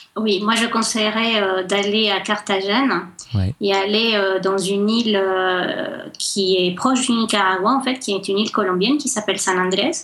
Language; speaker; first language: French; non-native, fluent; Spanish